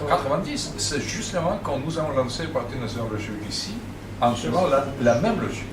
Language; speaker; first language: French; non-native, fluent; Russian